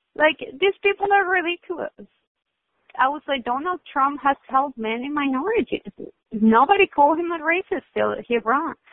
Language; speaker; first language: English; non-native, fluent; Spanish